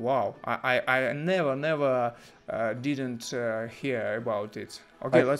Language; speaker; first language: English; non-native, learner; Russian